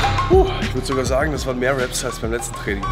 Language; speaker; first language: German; native; German